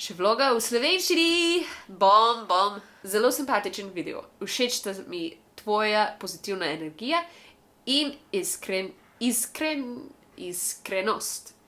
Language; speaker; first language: Slovenian; non-native, learner; English